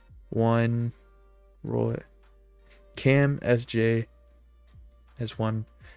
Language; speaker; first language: English; native; English